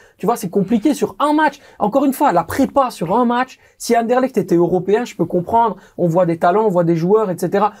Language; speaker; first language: French; native; French